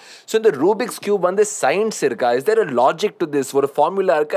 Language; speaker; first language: Tamil; native; Tamil